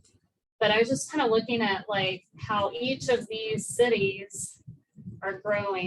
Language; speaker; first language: English; native; English